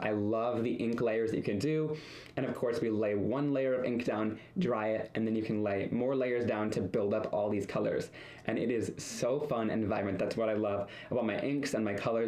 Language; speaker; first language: English; native; English